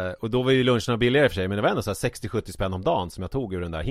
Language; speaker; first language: Swedish; native; Swedish